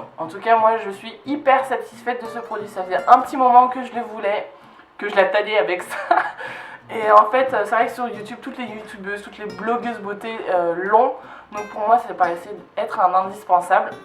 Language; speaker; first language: French; native; French